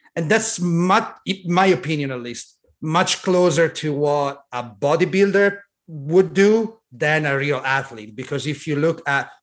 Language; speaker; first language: English; non-native, fluent; Italian